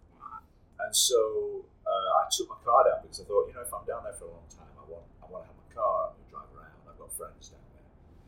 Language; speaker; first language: English; native; English